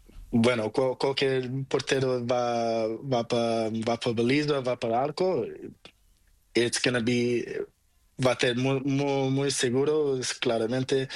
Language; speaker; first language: Spanish; non-native, learner; Portuguese